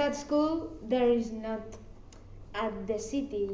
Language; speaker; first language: English; non-native, learner; Catalan